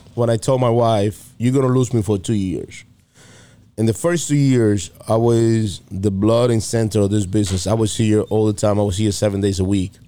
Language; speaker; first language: English; non-native, fluent; Spanish